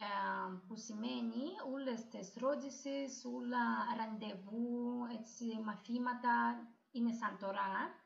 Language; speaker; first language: Greek; non-native, learner; Russian